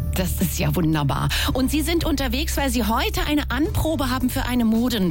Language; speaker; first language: German; native; German